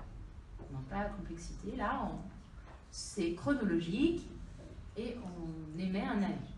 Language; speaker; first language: French; native; French